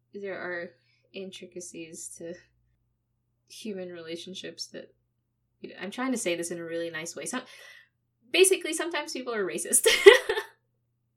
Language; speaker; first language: English; non-native, local second language; Filipino